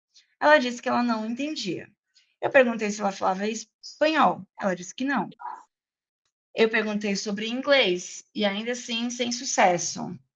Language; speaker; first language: Portuguese; non-native, fluent; English